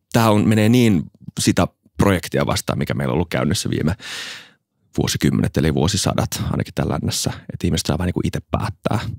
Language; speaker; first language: Finnish; native; Finnish